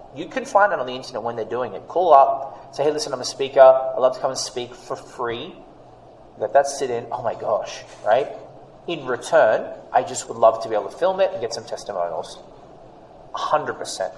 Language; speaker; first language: English; native; English